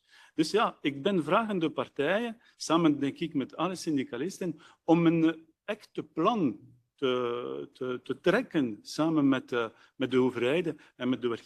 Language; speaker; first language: Dutch; non-native, local second language; French